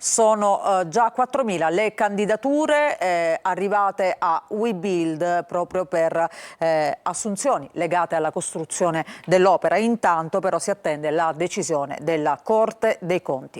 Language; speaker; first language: Italian; native; Italian